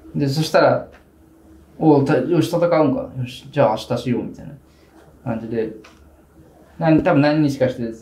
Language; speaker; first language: Japanese; native; Japanese